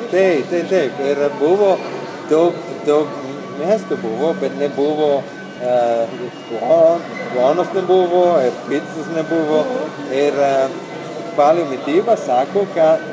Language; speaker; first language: Lithuanian; non-native, learner; Italian